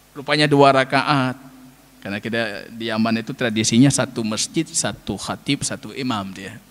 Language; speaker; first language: Malay; non-native, local second language; Achinese